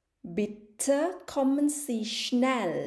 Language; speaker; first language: German; non-native, fluent; Thai